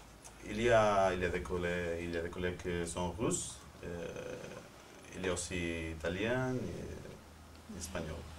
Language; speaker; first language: French; non-native, fluent; Spanish